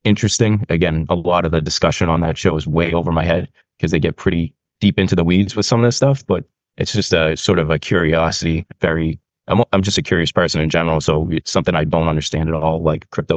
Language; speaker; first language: English; native; English